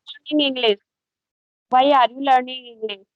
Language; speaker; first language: English; non-native, learner; Hindi